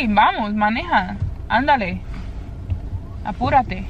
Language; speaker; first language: Spanish; early bilingual, heritage; Spanish